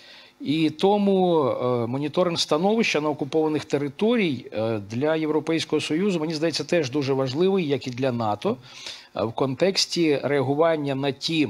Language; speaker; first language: Ukrainian; native; Ukrainian